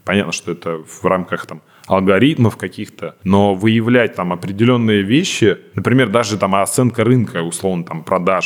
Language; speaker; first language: Russian; native; Russian